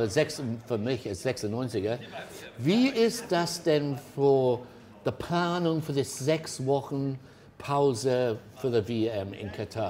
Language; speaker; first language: German; non-native, learner; English